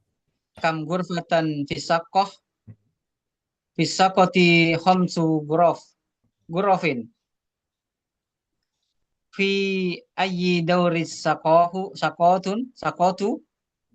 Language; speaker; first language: Arabic; non-native, learner; Indonesian